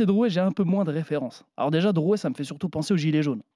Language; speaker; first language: French; native; French